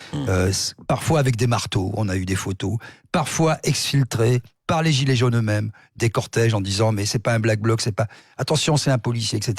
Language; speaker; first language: French; native; French